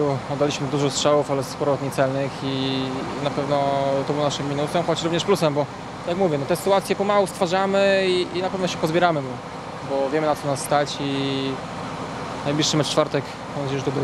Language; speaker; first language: Polish; native; Polish